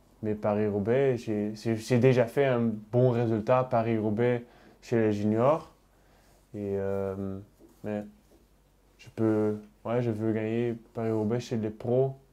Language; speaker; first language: French; non-native, local second language; Dutch